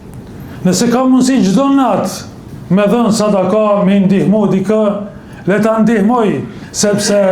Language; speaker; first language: Albanian; native; Albanian